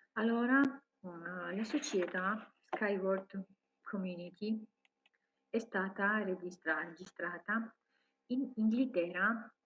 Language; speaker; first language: Italian; non-native, learner; Georgian